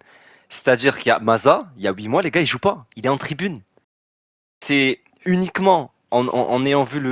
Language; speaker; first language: French; native; French